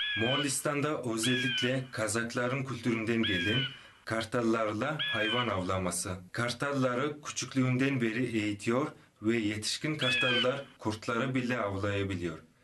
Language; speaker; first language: Turkish; non-native, fluent; Kazakh